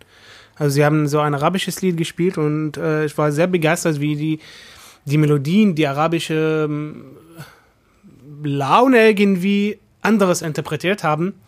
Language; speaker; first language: German; non-native, fluent; Arabic